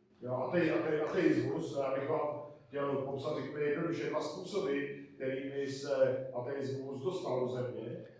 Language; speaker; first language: Czech; native; Czech